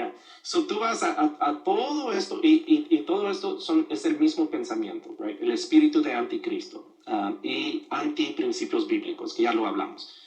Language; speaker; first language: Spanish; early bilingual, other home language; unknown